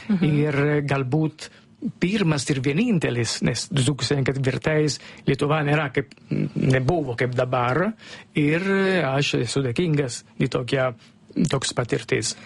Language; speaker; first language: Lithuanian; non-native, learner; Italian